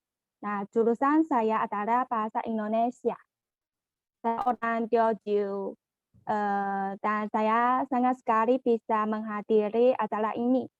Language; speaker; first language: Indonesian; non-native, learner; Chinese